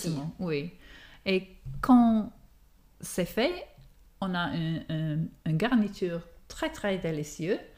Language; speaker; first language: French; non-native, fluent; English